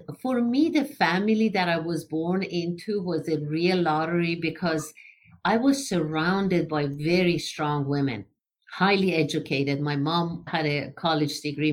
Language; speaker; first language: English; non-native, fluent; Persian